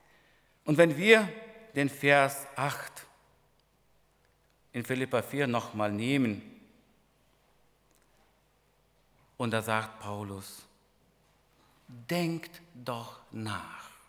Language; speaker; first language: German; non-native, fluent; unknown